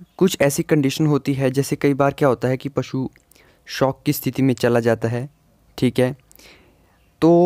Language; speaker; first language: Hindi; native; Hindi